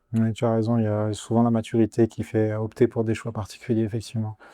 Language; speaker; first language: French; native; French